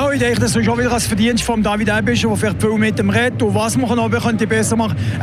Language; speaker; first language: German; native; German